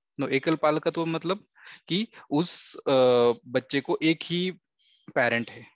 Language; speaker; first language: Hindi; non-native, local second language; Marathi